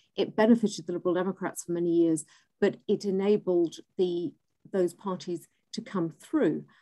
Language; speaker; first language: English; native; English